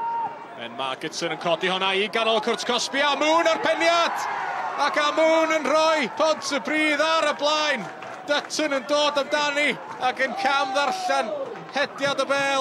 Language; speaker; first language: Welsh; native; Welsh